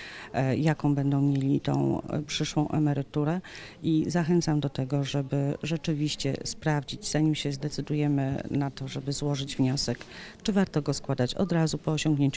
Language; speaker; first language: Polish; native; Polish